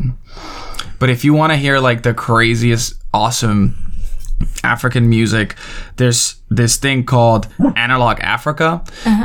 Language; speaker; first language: English; native; English